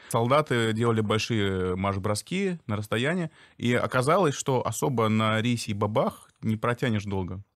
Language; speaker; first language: Russian; native; Russian